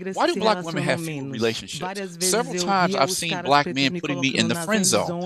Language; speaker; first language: English; native; English